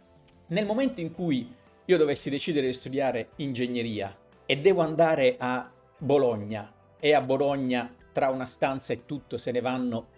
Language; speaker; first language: Italian; native; Italian